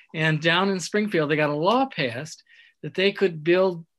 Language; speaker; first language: English; native; English